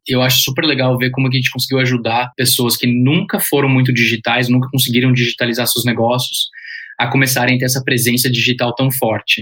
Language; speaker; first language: Portuguese; early bilingual, heritage; Portuguese